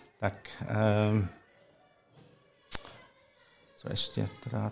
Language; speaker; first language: Czech; non-native, learner; English